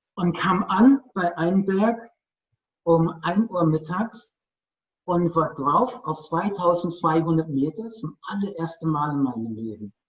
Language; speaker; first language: German; non-native, fluent; English